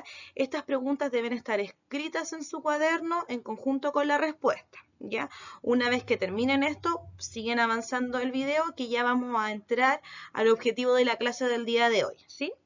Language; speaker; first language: Spanish; native; Spanish